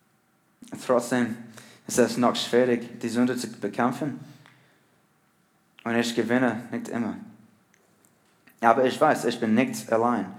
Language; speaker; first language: German; non-native, learner; English